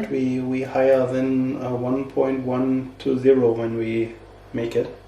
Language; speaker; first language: English; non-native, learner; German